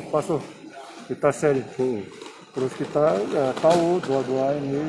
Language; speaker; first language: Indonesian; non-native, fluent; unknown